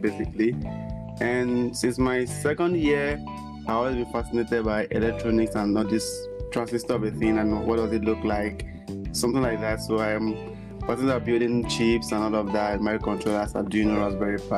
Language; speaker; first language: English; non-native, local second language; Yoruba